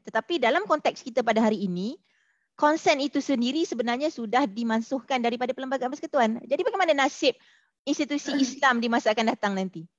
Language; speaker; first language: Malay; native; Malay